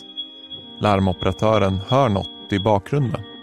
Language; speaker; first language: Swedish; native; Swedish